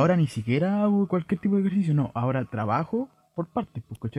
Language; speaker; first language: Spanish; native; Spanish